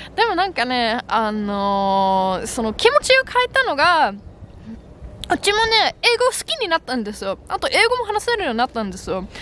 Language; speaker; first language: Japanese; non-native, fluent; German